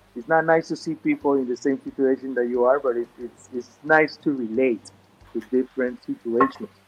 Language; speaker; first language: English; non-native, fluent; Spanish